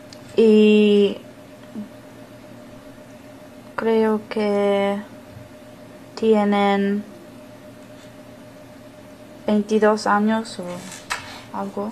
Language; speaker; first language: Spanish; non-native, learner; English